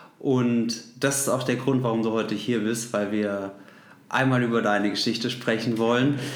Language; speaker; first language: German; native; German